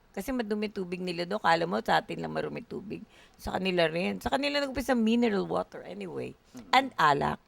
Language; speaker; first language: Filipino; native; Filipino